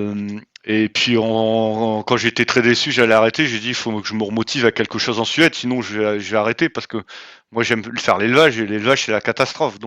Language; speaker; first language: French; native; French